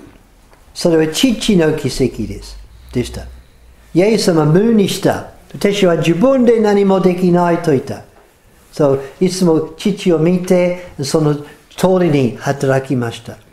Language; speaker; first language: Japanese; non-native, fluent; English